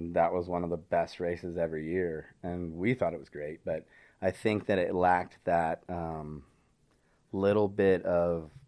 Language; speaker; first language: English; native; English